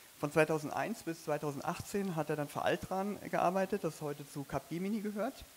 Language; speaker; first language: German; native; German